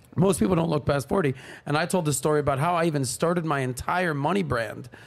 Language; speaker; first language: English; native; English